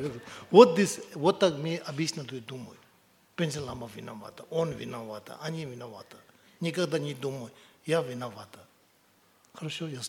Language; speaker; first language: Russian; non-native, learner; Tibetan